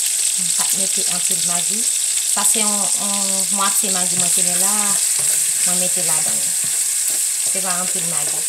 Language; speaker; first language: French; non-native, learner; Haitian Creole